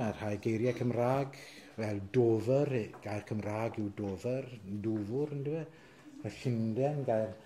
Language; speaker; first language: Welsh; native; Welsh